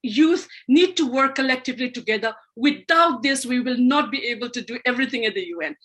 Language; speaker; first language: English; non-native, local second language; Manipuri